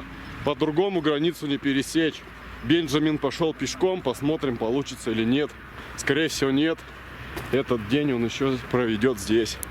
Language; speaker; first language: Russian; native; Russian